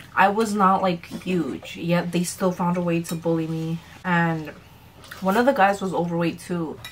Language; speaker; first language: English; early bilingual, other home language; Spanish